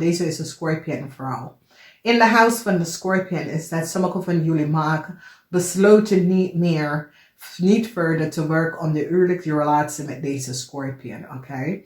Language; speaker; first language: Dutch; non-native, fluent; English